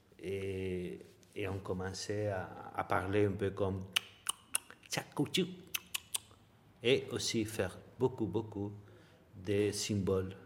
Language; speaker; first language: French; non-native, learner; Spanish